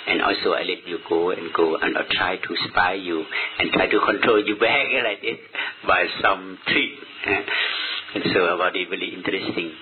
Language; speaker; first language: English; non-native, learner; Thai